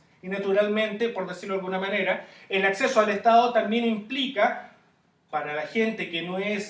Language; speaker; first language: Spanish; native; Spanish